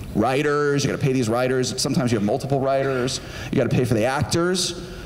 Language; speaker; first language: English; native; English